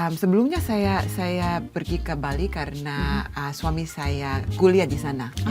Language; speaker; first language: Indonesian; non-native, learner; English